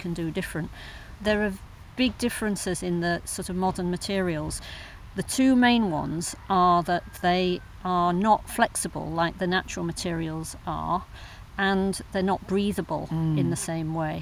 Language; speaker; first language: English; native; English